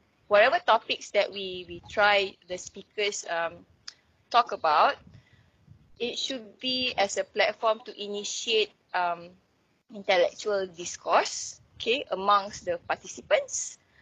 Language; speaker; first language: English; non-native, local second language; Malay